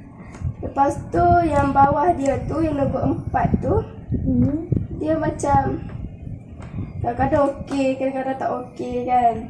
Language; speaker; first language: Malay; native; Malay